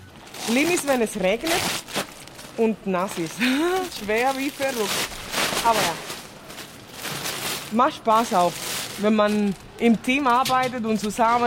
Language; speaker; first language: German; non-native, fluent; Spanish